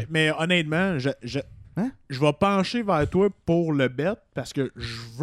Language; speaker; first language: French; native; French